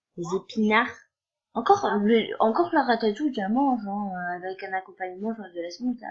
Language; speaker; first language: French; native; French